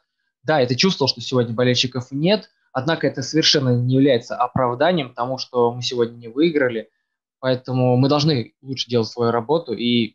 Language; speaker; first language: Russian; native; Russian